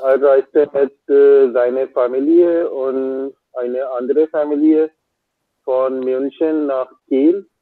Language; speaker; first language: German; non-native, learner; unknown